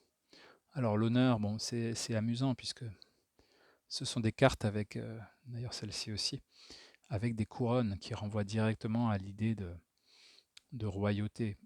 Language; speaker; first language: French; native; French